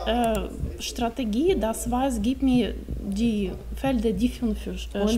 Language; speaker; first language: German; non-native, learner; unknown